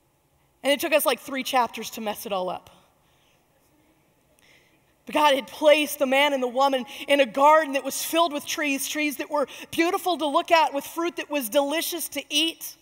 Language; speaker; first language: English; native; English